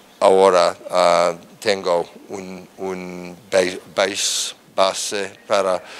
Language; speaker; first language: Spanish; non-native, learner; English